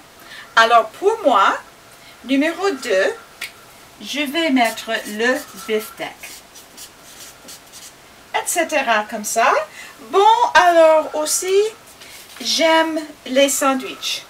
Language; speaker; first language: French; non-native, fluent; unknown